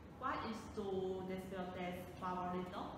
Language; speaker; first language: Spanish; non-native, learner; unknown